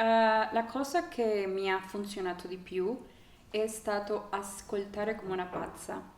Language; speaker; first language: Italian; non-native, learner; Spanish